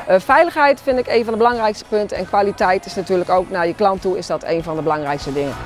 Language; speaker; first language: Dutch; native; Dutch